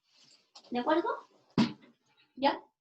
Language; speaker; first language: Spanish; native; Spanish